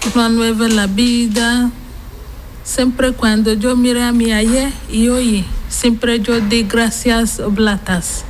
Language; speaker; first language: Spanish; non-native, learner; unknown